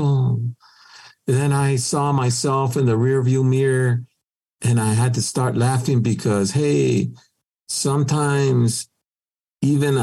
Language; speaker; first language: English; native; English